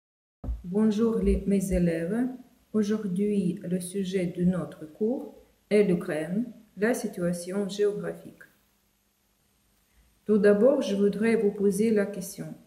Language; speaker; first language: French; non-native, fluent; Ukrainian